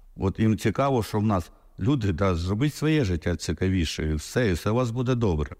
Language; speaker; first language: Ukrainian; non-native, local second language; Russian